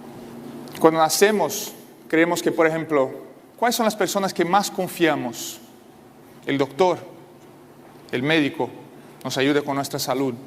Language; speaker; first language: Spanish; non-native, fluent; Portuguese